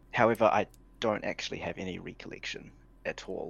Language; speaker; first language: English; native; English